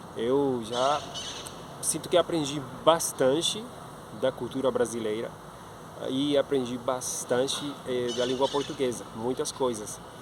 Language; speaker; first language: Portuguese; non-native, fluent; Spanish